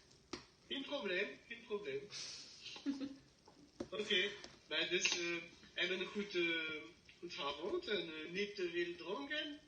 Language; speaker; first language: Dutch; non-native, learner; French